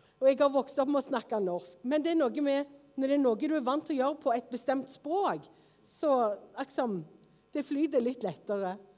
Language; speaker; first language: Norwegian; native; Norwegian